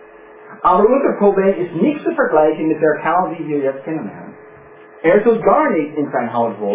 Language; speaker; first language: German; non-native, fluent; English